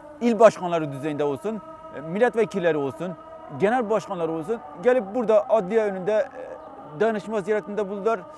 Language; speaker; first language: Turkish; non-native, local second language; Kurdish